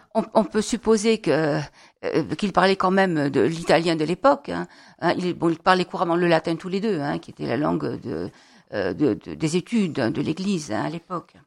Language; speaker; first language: French; native; French